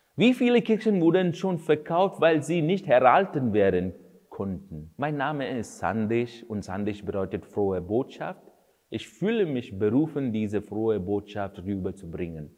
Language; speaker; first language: German; non-native, fluent; Kannada